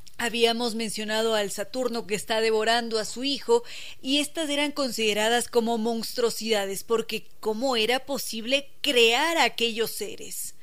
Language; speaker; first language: Spanish; native; Spanish